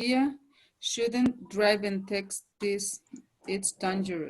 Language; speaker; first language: English; non-native, learner; Spanish